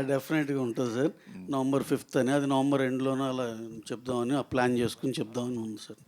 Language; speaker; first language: Telugu; native; Telugu